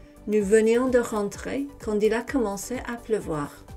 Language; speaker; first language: French; non-native, fluent; English